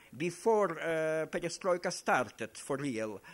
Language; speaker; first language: English; non-native, fluent; Lithuanian